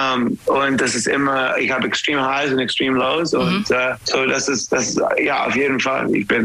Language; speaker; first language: German; non-native, learner; English